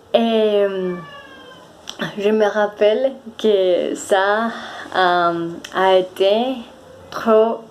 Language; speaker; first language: French; non-native, fluent; Spanish